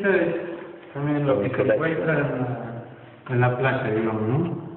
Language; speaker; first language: Spanish; native; Spanish